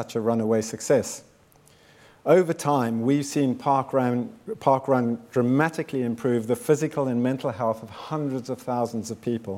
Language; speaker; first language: English; native; English